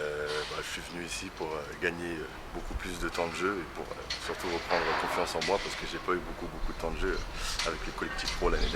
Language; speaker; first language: French; native; French